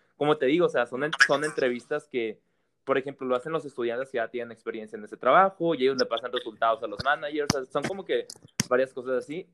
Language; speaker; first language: Spanish; native; Spanish